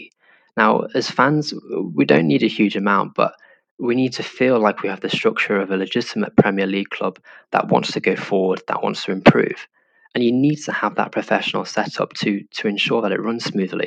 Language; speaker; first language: English; native; English